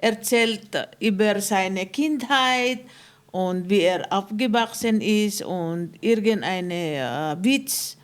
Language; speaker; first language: German; non-native, fluent; Filipino